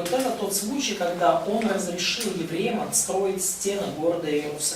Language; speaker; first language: Russian; native; Russian